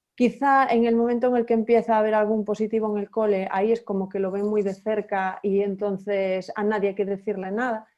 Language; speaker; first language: Spanish; native; Spanish